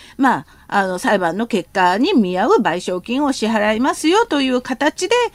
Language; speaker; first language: Japanese; non-native, fluent; Korean